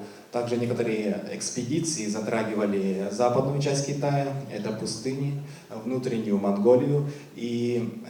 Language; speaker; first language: Russian; native; Russian